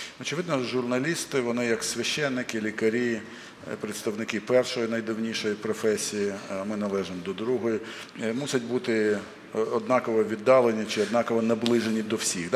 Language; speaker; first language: Ukrainian; non-native, local second language; Russian